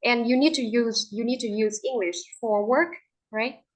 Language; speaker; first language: English; non-native, fluent; Vietnamese